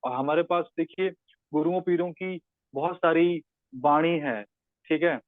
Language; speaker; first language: Hindi; non-native, local second language; Punjabi